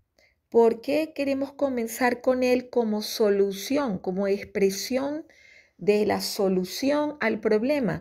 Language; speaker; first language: Spanish; native; Spanish